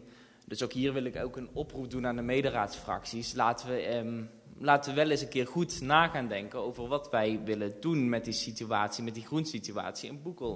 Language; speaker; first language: Dutch; native; Dutch